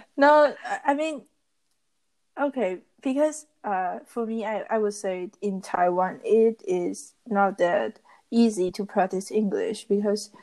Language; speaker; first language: English; non-native, learner; Chinese